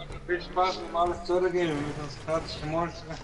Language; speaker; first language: German; non-native, learner; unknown